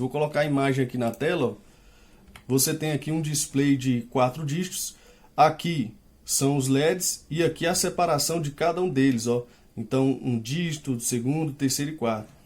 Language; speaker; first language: Portuguese; native; Portuguese